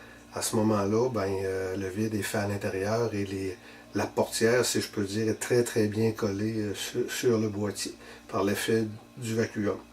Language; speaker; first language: French; native; French